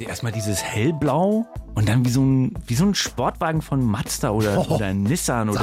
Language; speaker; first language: German; native; German